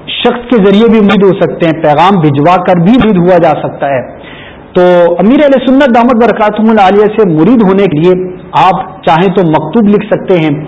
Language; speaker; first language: Urdu; native; Urdu